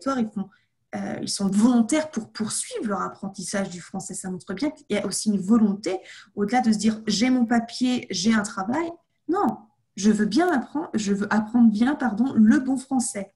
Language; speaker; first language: French; native; French